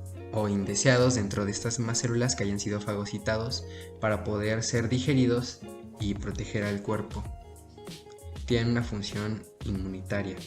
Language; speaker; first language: Spanish; native; Spanish